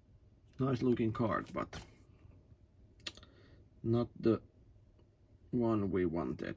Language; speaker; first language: English; non-native, learner; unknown